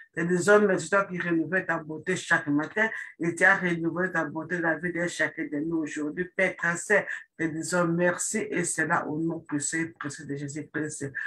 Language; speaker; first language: French; non-native, local second language; Lingala